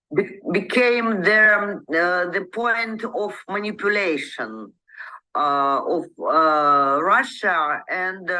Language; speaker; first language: English; non-native, learner; Ukrainian